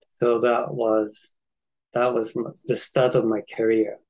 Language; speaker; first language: English; non-native, fluent; Japanese